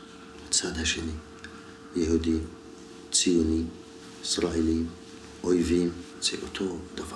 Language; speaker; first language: Hebrew; non-native, local second language; Arabic